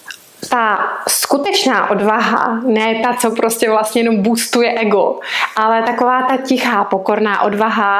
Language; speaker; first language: Czech; native; Czech